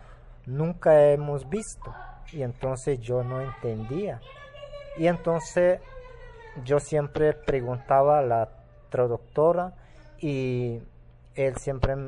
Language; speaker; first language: Spanish; non-native, local second language; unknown